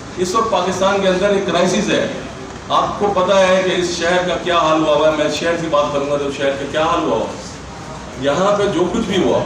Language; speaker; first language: Urdu; native; Urdu